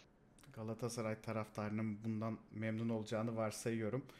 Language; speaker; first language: Turkish; native; Turkish